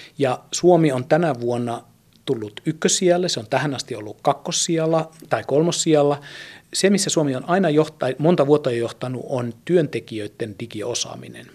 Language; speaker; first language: Finnish; early bilingual, heritage; German